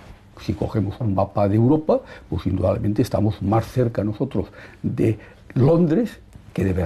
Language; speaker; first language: Spanish; native; Spanish